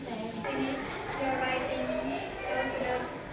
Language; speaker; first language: English; non-native, learner; Indonesian